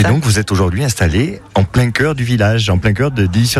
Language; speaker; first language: French; native; French